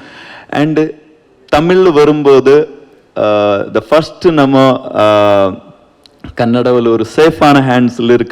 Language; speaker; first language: Tamil; non-native, learner; Kannada